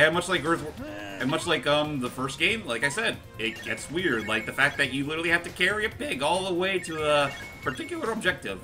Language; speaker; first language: English; native; English